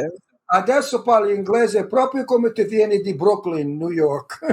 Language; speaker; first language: Italian; early bilingual, heritage; English